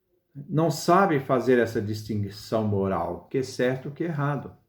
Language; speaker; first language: Portuguese; native; Portuguese